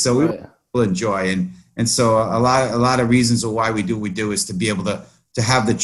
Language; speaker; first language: English; native; English